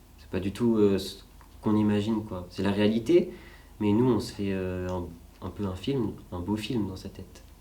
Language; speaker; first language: French; native; French